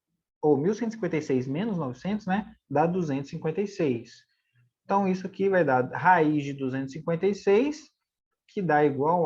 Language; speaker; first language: Portuguese; native; Portuguese